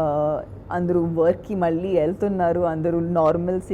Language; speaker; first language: Telugu; non-native, fluent; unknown